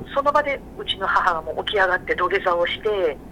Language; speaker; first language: Japanese; native; Japanese